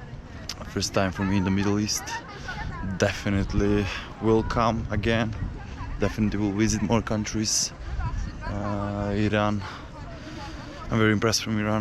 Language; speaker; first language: English; non-native, fluent; Macedonian